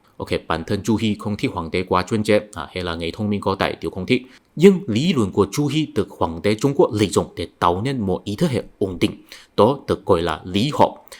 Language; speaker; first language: Vietnamese; non-native, fluent; Chinese